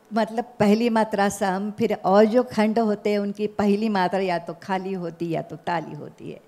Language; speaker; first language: Hindi; non-native, local second language; Marathi